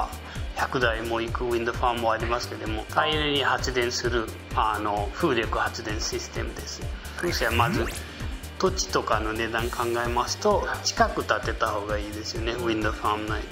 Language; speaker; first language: Japanese; non-native, fluent; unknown